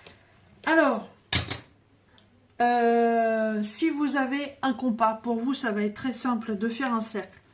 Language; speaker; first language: French; native; French